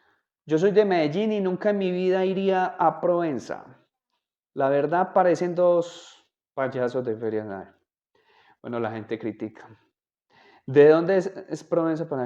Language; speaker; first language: Spanish; native; Spanish